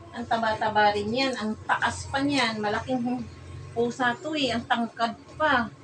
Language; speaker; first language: Filipino; non-native, local second language; Cebuano